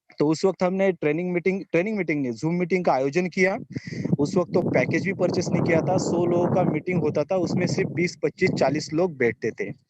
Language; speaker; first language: Hindi; non-native, local second language; Marathi